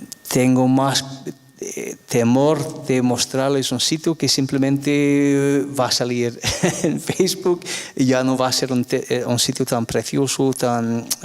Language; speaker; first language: Spanish; non-native, fluent; English